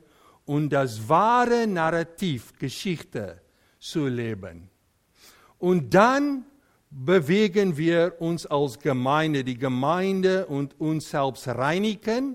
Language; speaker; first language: German; non-native, fluent; Dutch